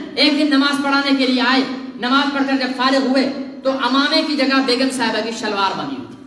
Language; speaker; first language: Urdu; non-native, local second language; Sindhi